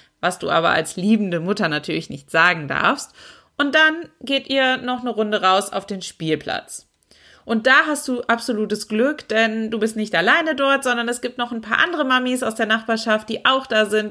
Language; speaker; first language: German; native; German